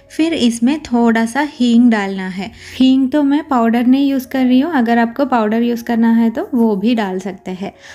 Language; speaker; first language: Hindi; non-native, local second language; Malayalam